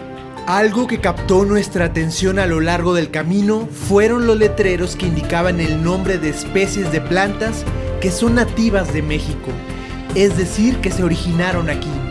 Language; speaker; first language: Spanish; native; Spanish